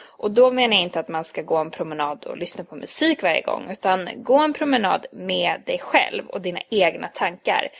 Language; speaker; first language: Swedish; early bilingual, other home language; Hungarian